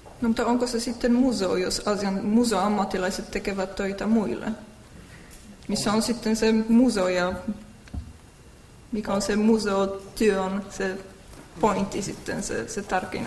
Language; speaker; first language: Finnish; non-native, fluent; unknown